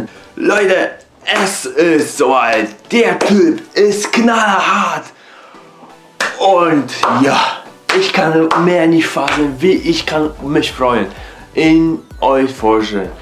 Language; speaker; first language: German; non-native, learner; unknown